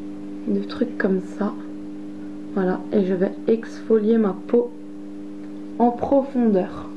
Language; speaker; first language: French; native; French